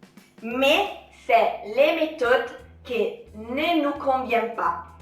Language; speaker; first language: French; non-native, fluent; Italian